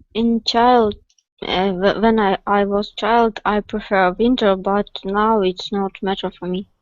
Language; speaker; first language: English; non-native, learner; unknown